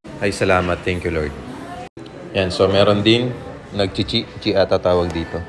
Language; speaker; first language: Filipino; native; Filipino